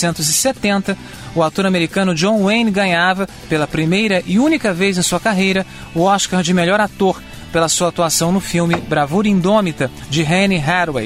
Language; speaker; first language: Portuguese; native; Portuguese